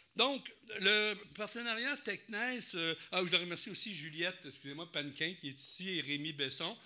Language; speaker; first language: French; native; French